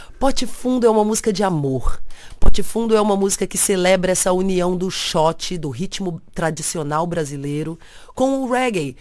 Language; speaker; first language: Portuguese; native; Portuguese